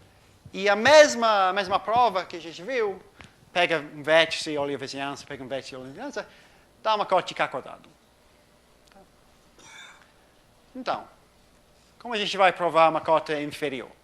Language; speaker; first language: Portuguese; non-native, fluent; English